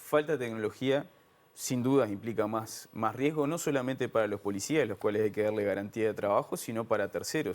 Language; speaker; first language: Spanish; native; Spanish